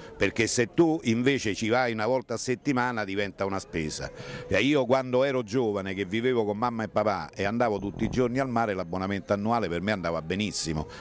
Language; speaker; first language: Italian; native; Italian